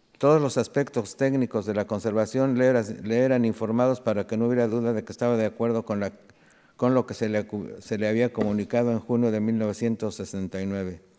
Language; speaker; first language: Spanish; native; Spanish